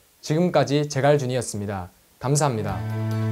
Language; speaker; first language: Korean; native; Korean